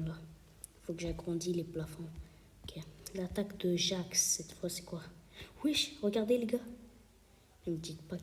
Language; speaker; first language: French; native; French